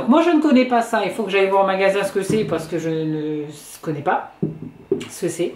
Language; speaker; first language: French; native; French